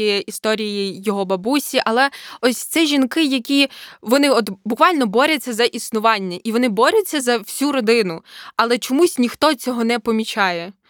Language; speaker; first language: Ukrainian; native; Ukrainian